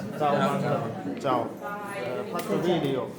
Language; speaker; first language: Italian; non-native, learner; Bangla